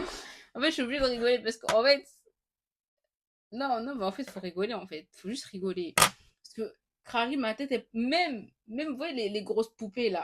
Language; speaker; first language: French; native; French